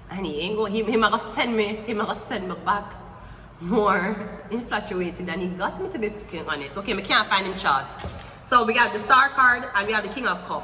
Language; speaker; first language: English; native; English